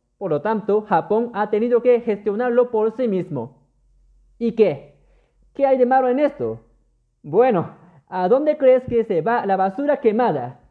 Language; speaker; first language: Spanish; non-native, fluent; Japanese